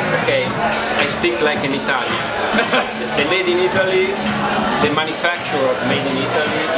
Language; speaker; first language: English; non-native, fluent; Italian